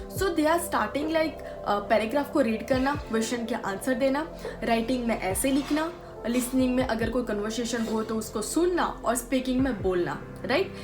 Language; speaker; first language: Hindi; non-native, local second language; Gujarati